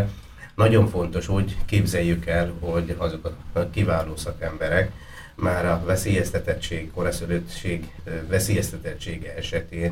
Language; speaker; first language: Hungarian; non-native, fluent; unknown